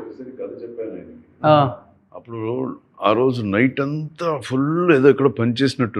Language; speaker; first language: Telugu; native; Telugu